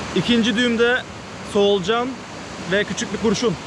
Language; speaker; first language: Turkish; early bilingual, heritage; Norwegian